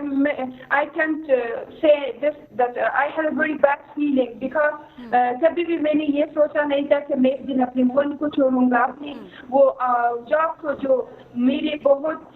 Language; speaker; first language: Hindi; non-native, fluent; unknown